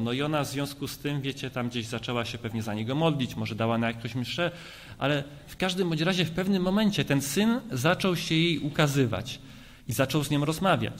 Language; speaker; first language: Polish; native; Polish